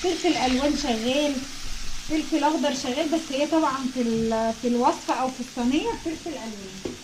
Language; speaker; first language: Arabic; native; Arabic